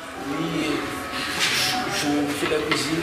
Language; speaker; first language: French; non-native, local second language; Malagasy